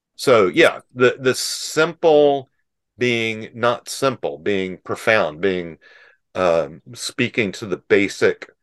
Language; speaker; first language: English; native; English